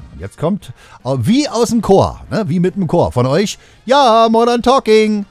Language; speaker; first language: German; native; German